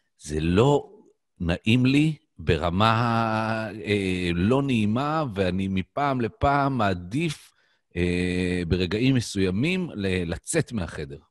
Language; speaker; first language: Hebrew; native; Hebrew